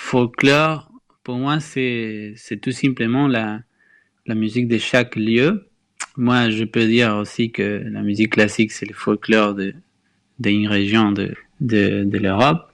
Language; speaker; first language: French; non-native, fluent; Spanish